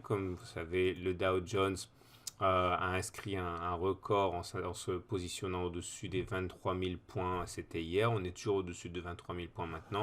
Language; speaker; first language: French; native; French